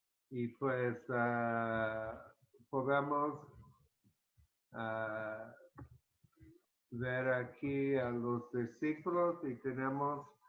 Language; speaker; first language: Spanish; early bilingual, heritage; Spanish